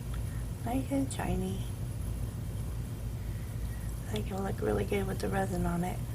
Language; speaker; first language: English; native; English